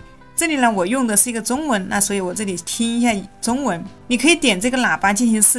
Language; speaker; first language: Chinese; native; Chinese